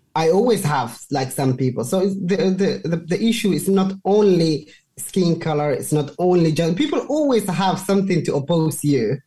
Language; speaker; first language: English; non-native, fluent; Somali